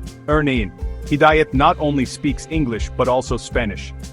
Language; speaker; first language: English; non-native, fluent; Turkish